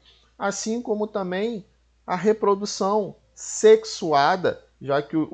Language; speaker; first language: Portuguese; native; Portuguese